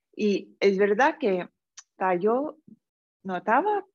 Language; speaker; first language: Spanish; non-native, fluent; French